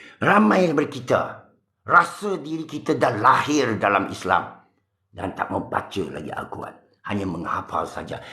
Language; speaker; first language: Malay; non-native, local second language; Min Nan Chinese